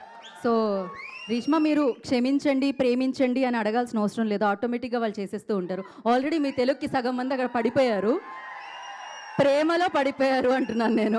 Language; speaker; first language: Telugu; native; Telugu